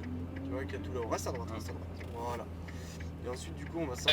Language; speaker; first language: French; native; French